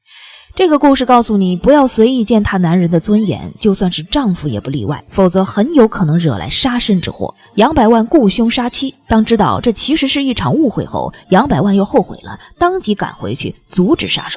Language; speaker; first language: Chinese; native; Chinese